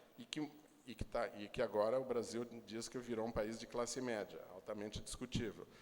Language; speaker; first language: Portuguese; native; Portuguese